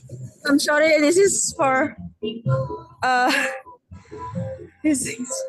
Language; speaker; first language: English; non-native, fluent; Indonesian